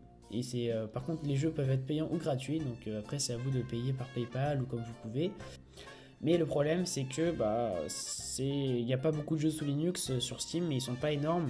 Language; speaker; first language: French; native; French